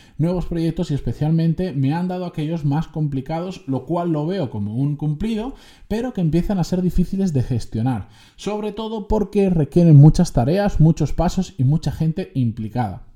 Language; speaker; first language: Spanish; native; Spanish